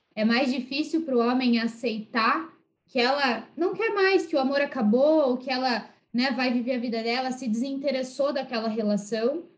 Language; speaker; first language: Portuguese; native; Portuguese